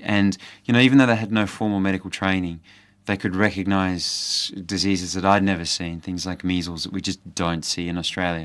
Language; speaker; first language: English; native; English